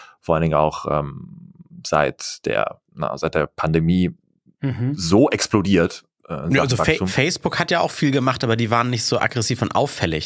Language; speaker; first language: German; native; German